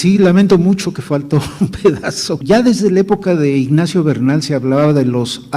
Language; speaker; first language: Spanish; native; Spanish